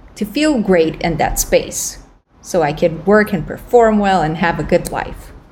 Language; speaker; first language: English; non-native, fluent; Romanian